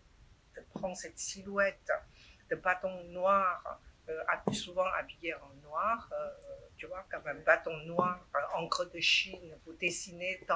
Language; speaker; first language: French; non-native, fluent; Chinese